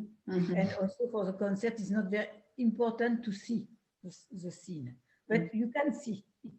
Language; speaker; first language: English; non-native, learner; French